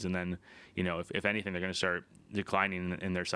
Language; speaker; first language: English; native; English